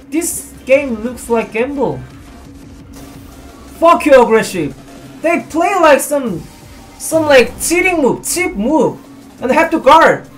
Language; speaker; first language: English; non-native, learner; Korean